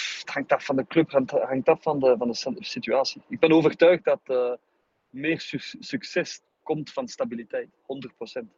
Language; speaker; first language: Dutch; non-native, fluent; English